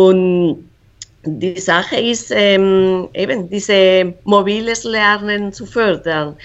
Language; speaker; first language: German; non-native, fluent; Spanish